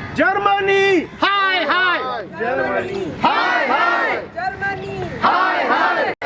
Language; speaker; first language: Hindi; non-native, local second language; Gujarati